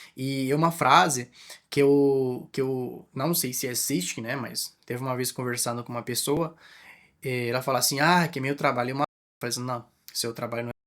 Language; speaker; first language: Portuguese; non-native, fluent; Spanish